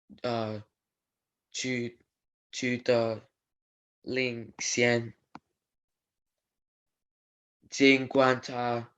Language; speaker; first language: Chinese; non-native, learner; English